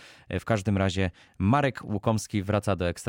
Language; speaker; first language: Polish; native; Polish